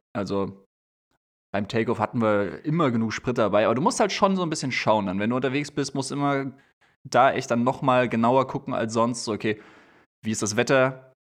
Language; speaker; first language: German; native; German